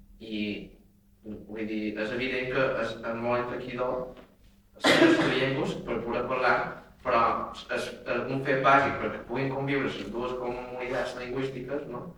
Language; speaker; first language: Catalan; non-native, fluent; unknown